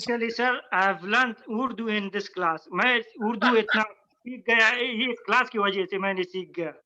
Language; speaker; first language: Hindi; non-native, learner; Pashto